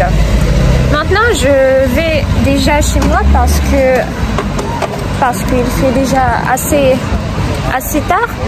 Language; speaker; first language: French; non-native, fluent; Russian